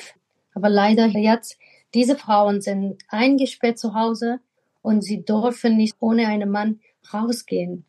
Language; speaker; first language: German; non-native, fluent; Persian